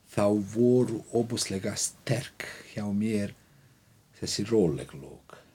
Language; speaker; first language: Icelandic; non-native, fluent; Bosnian